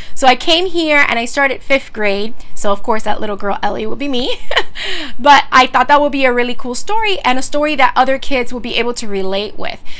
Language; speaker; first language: English; early bilingual, other home language; Spanish